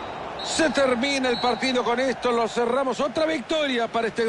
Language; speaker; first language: Spanish; native; Spanish